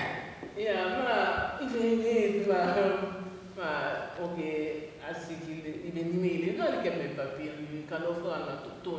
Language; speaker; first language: Dutch; non-native, learner; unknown